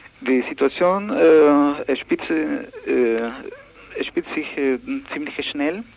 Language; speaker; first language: German; non-native, learner; Spanish